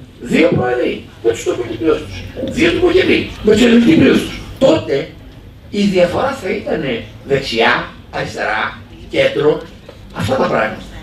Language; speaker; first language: Greek; native; Greek